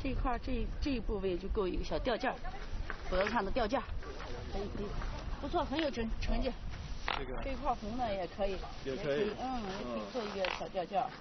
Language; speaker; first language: Chinese; native; Chinese